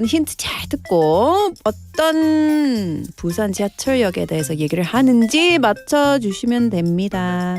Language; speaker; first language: Korean; non-native, learner; English